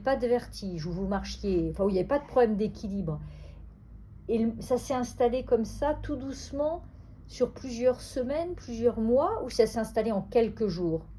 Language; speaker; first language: French; native; French